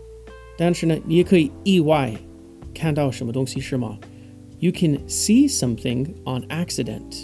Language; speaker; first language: Chinese; non-native, fluent; English